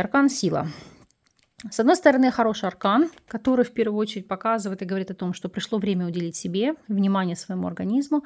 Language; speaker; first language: Russian; native; Russian